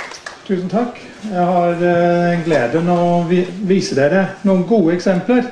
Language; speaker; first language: Norwegian; non-native, fluent; English